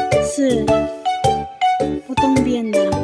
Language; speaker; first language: Chinese; non-native, learner; Filipino